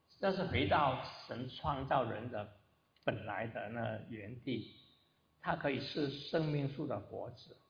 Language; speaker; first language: Chinese; non-native, local second language; Cantonese